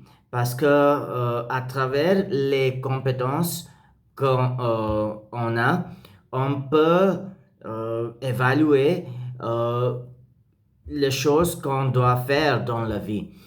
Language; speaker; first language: French; non-native, learner; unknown